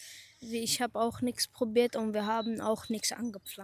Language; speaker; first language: German; native; German